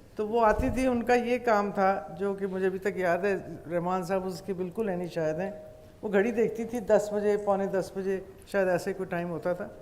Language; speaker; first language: Urdu; native; Urdu